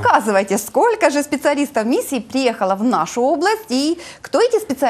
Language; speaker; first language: Russian; native; Russian